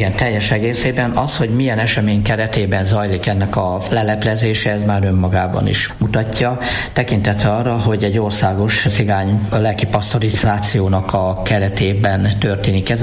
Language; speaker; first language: Hungarian; native; Hungarian